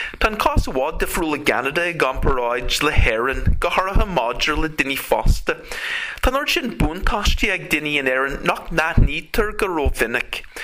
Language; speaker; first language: Irish; non-native, fluent; English